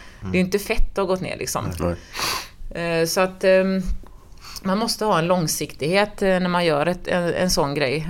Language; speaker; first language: Swedish; native; Swedish